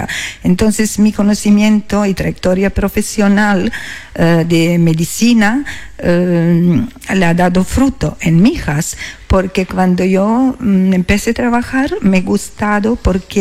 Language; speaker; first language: Spanish; non-native, learner; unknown